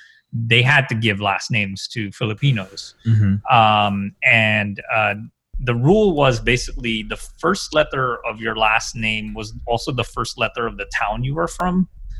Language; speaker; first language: English; non-native, local second language; Filipino